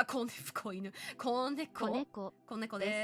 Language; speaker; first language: Japanese; non-native, learner; English